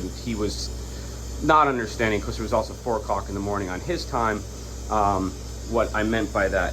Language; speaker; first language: English; native; English